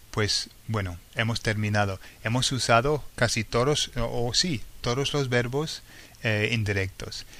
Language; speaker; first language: Spanish; non-native, fluent; English